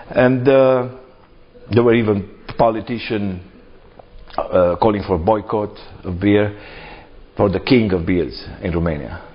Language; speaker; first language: English; non-native, fluent; Romanian